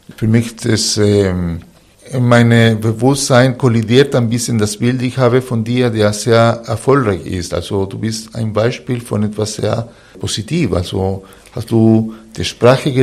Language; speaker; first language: German; non-native, fluent; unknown